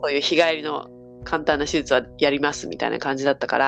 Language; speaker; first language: Japanese; native; Japanese